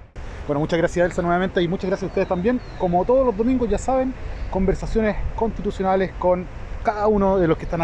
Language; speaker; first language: Spanish; native; Spanish